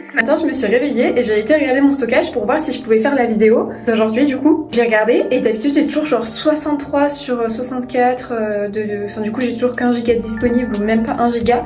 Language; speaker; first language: French; native; French